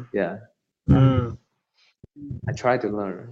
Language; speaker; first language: English; non-native, learner; Chinese